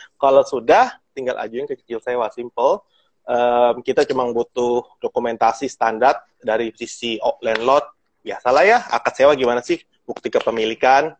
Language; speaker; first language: Indonesian; native; Indonesian